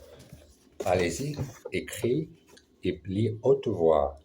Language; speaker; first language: French; non-native, learner; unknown